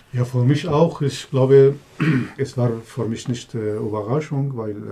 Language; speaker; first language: German; non-native, learner; Kurdish